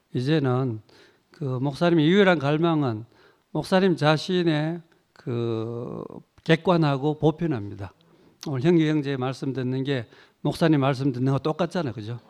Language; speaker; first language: Korean; native; Korean